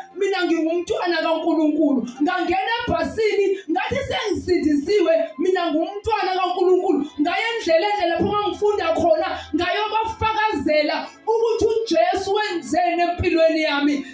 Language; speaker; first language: Zulu; native; Zulu